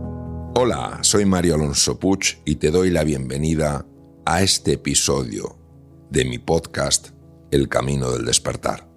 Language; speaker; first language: Spanish; native; Spanish